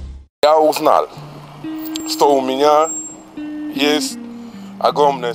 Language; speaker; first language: Russian; non-native, learner; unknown